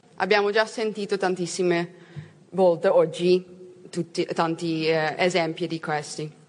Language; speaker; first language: Italian; non-native, fluent; Dutch